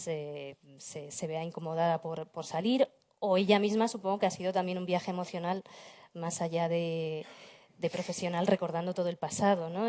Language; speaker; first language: Spanish; native; Spanish